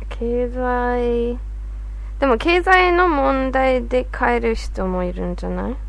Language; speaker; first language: Japanese; non-native, fluent; English